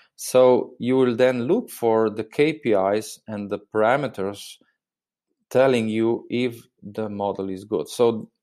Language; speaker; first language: English; non-native, fluent; Slovenian